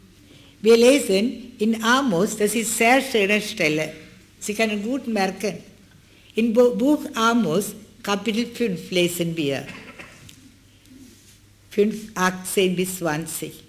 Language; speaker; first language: German; non-native, fluent; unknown